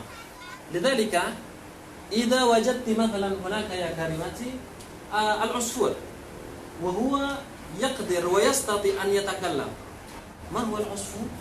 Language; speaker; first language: Arabic; non-native, fluent; Indonesian